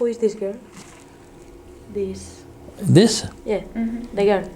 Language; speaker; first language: English; non-native, learner; Spanish